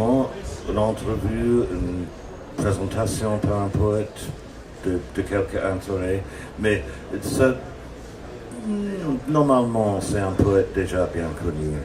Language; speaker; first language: French; non-native, fluent; English